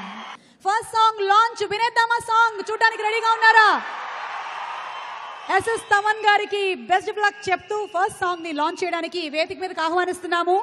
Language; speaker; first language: Telugu; native; Telugu